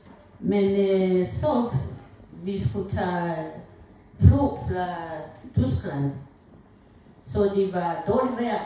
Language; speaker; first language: Danish; non-native, learner; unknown